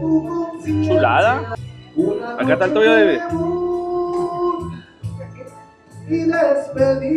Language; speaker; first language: Spanish; native; Spanish